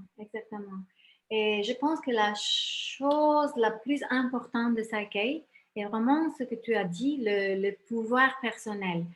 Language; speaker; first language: French; non-native, fluent; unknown